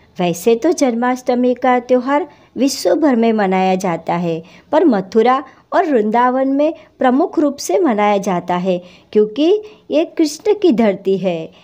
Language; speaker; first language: Hindi; non-native, local second language; Gujarati